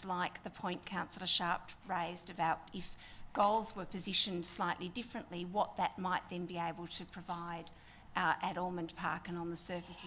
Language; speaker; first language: English; native; English